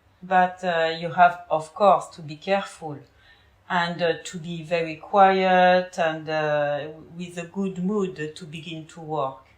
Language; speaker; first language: English; non-native, learner; French